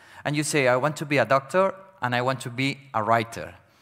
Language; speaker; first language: English; non-native, fluent; Catalan